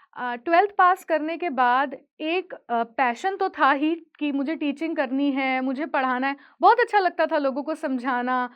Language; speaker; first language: Hindi; native; Hindi